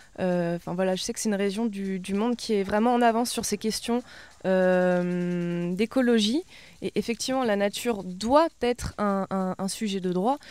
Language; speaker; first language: French; native; French